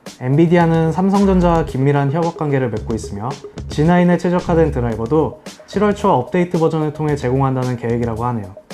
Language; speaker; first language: Korean; native; Korean